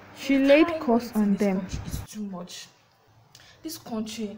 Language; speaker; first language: English; non-native, local second language; Yoruba